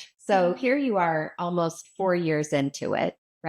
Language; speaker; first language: English; native; English